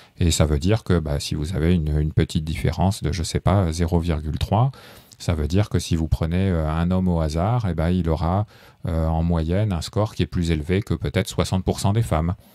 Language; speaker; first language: French; native; French